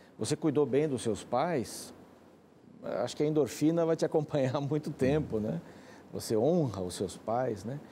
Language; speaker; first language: Portuguese; native; Portuguese